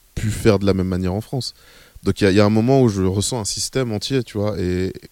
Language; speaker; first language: French; native; French